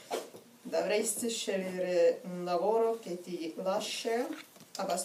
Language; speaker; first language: Italian; non-native, learner; Russian